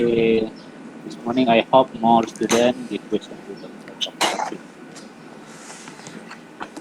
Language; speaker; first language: English; non-native, learner; Indonesian